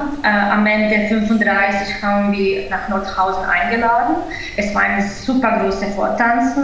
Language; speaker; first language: German; non-native, fluent; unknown